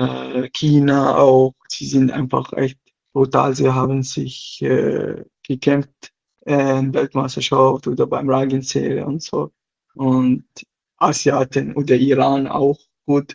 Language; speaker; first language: German; non-native, learner; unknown